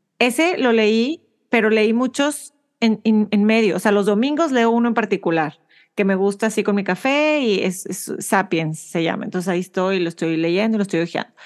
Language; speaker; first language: Spanish; native; Spanish